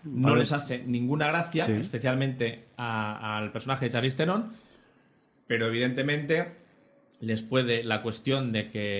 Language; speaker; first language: Spanish; native; Spanish